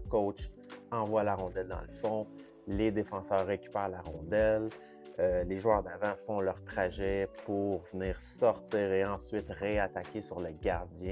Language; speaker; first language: French; native; French